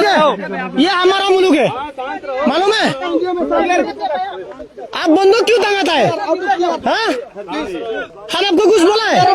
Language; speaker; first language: Hindi; non-native, learner; Bangla